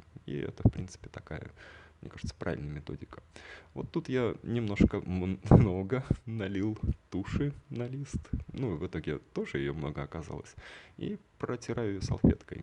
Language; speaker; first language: Russian; native; Russian